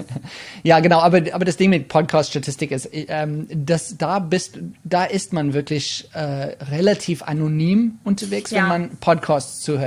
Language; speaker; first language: German; non-native, fluent; English